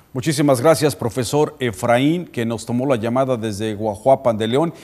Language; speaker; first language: Spanish; native; Spanish